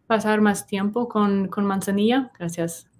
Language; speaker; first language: Spanish; non-native, learner; English